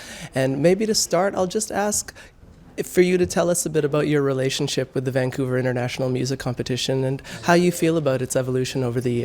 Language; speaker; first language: English; native; English